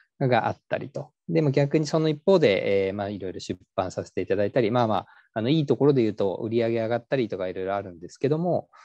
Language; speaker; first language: Japanese; native; Japanese